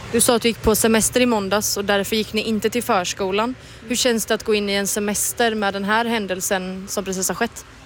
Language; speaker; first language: Swedish; native; Swedish